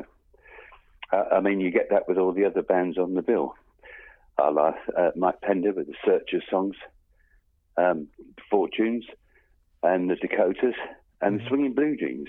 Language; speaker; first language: English; native; English